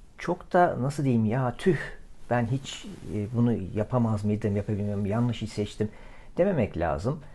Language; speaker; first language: Turkish; native; Turkish